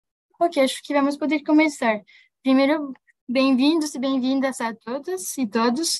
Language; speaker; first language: Portuguese; non-native, fluent; French